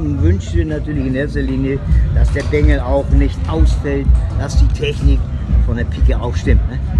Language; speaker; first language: German; native; German